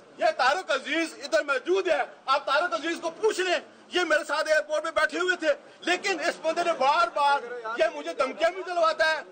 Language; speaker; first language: Urdu; non-native, local second language; Punjabi